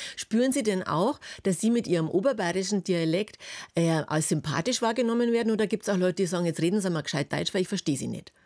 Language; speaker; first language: German; native; German